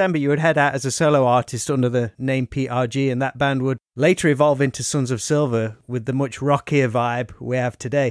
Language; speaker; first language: English; native; English